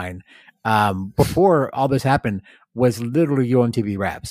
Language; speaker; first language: English; native; English